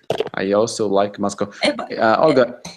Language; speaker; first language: English; non-native, fluent; Russian